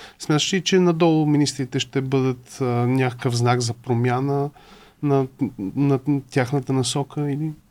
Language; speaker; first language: Bulgarian; native; Bulgarian